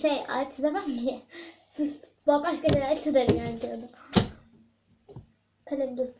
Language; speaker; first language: Turkish; native; Turkish